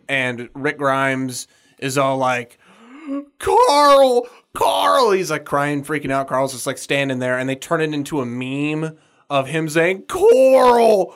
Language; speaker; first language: English; native; English